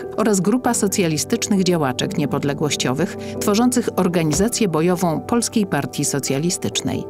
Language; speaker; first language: Polish; native; Polish